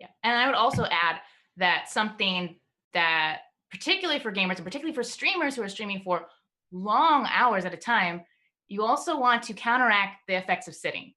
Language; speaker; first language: English; native; English